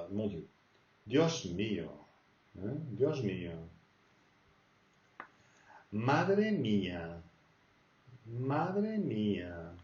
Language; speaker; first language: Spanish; non-native, fluent; French